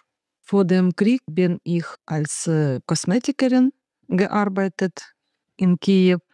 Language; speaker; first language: German; non-native, learner; Ukrainian